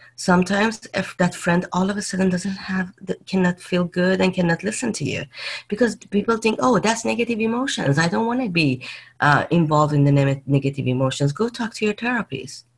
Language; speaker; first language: English; non-native, fluent; Persian